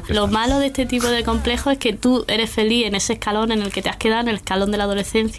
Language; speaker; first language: Spanish; native; Spanish